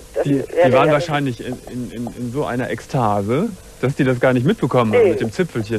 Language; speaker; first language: German; native; German